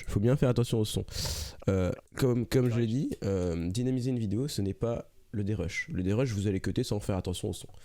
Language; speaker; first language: French; native; French